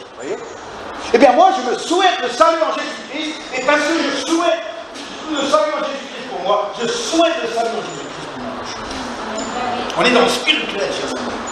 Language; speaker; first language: French; native; French